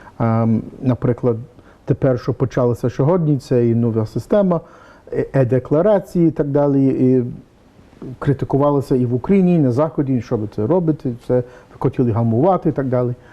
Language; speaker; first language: Ukrainian; early bilingual, heritage; English